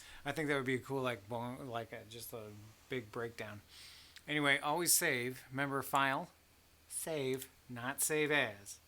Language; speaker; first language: English; native; English